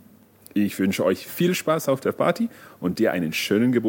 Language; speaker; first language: German; non-native, learner; English